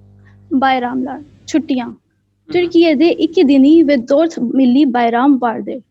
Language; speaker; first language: Turkish; non-native, learner; Urdu